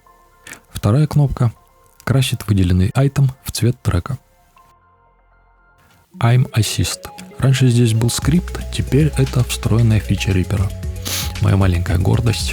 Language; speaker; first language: Russian; native; Russian